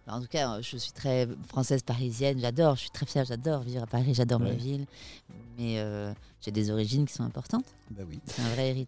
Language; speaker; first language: French; native; French